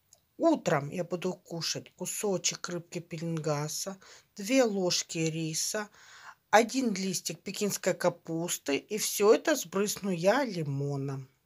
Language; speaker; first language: Russian; native; Russian